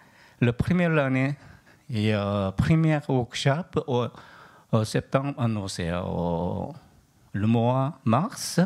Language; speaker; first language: French; non-native, learner; Korean